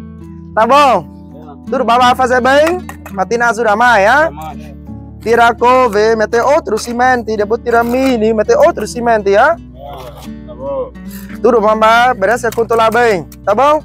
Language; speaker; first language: Portuguese; non-native, learner; Vietnamese